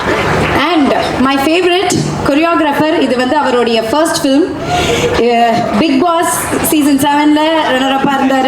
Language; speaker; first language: Tamil; native; Tamil